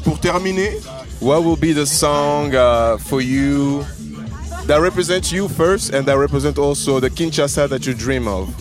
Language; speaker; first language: English; non-native, fluent; Lingala